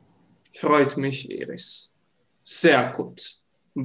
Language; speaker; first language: German; non-native, fluent; Serbian